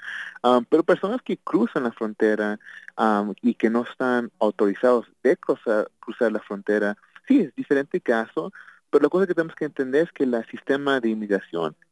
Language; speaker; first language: Spanish; early bilingual, heritage; Spanish